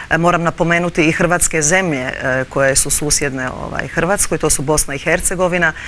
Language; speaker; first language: Croatian; early bilingual, heritage; Croatian